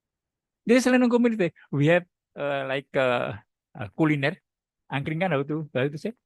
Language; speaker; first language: English; non-native, learner; Indonesian